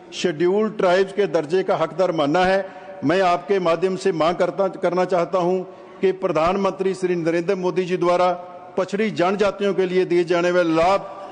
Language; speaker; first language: Hindi; non-native, local second language; Punjabi